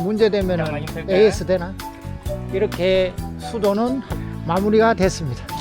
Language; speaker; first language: Korean; native; Korean